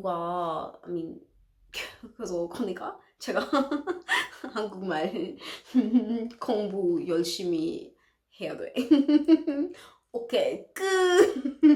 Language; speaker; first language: Korean; non-native, learner; English